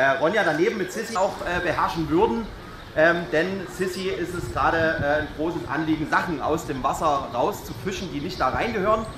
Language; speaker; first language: German; native; German